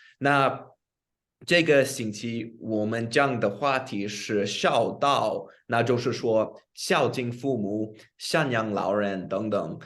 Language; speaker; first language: Chinese; non-native, fluent; English